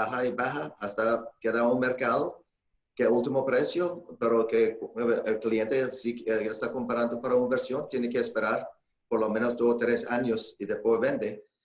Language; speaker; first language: Spanish; non-native, fluent; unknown